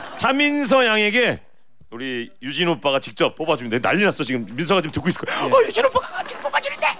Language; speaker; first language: Korean; native; Korean